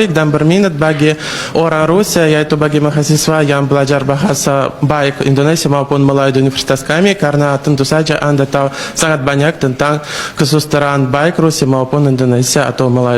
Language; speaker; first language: Indonesian; non-native, fluent; Russian